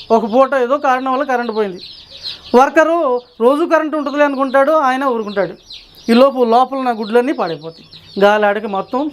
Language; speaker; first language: Telugu; native; Telugu